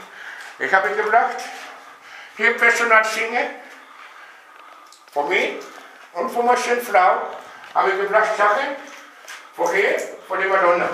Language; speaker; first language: German; non-native, learner; Dutch